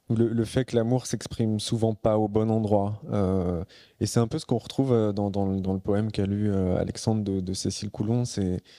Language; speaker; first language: French; native; French